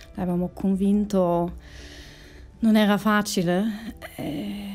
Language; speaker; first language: Italian; non-native, fluent; German